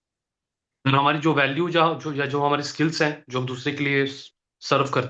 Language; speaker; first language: Hindi; native; Hindi